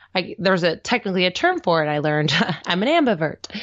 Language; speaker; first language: English; native; English